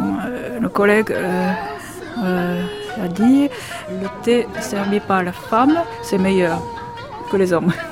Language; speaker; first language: French; non-native, learner; Japanese